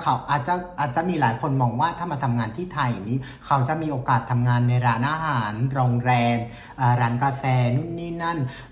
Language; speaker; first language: Thai; non-native, fluent; Vietnamese